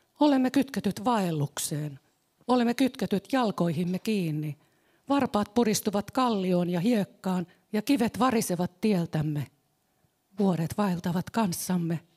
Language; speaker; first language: Finnish; native; Finnish